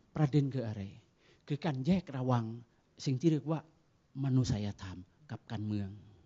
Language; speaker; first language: Thai; non-native, fluent; Indonesian